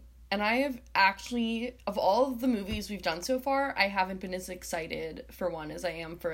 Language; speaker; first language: English; native; English